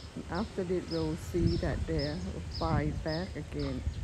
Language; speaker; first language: English; non-native, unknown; Thai